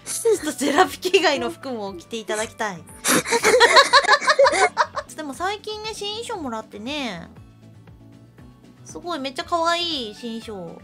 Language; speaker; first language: Japanese; native; Japanese